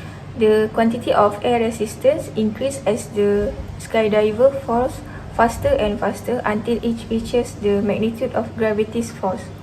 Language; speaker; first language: English; non-native, local second language; Malay